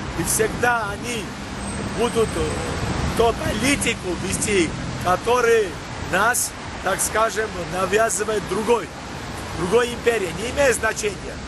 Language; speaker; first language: Russian; non-native, local second language; Georgian